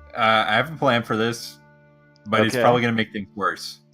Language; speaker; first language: English; native; English